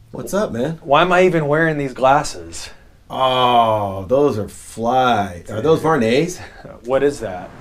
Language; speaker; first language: English; native; English